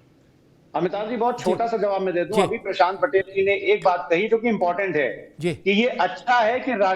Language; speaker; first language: Hindi; native; Hindi